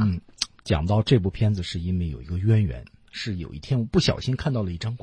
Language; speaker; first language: Chinese; native; Chinese